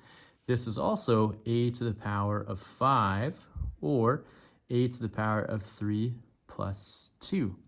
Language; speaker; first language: English; native; English